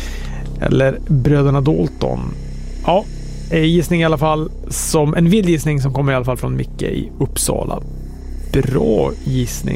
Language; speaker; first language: Swedish; native; Swedish